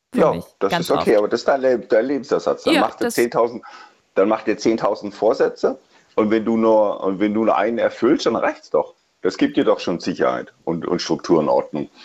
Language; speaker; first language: German; native; German